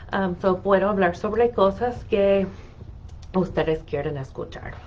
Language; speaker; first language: Spanish; non-native, fluent; English